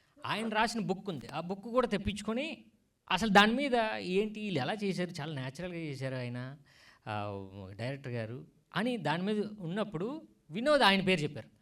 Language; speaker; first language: Telugu; native; Telugu